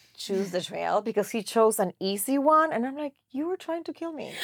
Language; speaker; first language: English; non-native, fluent; Spanish